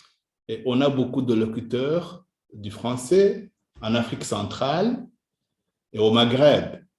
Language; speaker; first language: French; non-native, local second language; Kinyarwanda